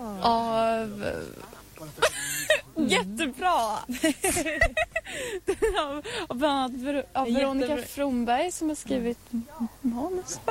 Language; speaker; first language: Swedish; native; Swedish